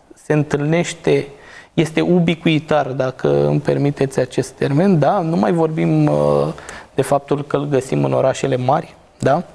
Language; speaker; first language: Romanian; native; Romanian